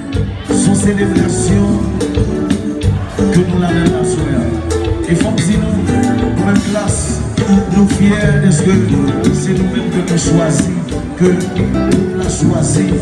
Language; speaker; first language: French; non-native, local second language; Haitian Creole